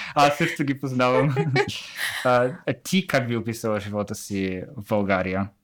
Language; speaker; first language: Bulgarian; native; Bulgarian